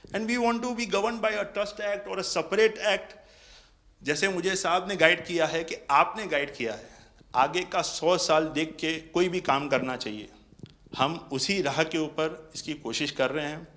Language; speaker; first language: Hindi; non-native, local second language; Gujarati